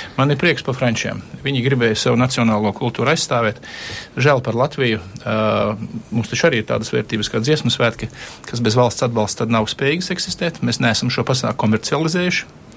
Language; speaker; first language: Latvian; native; Latvian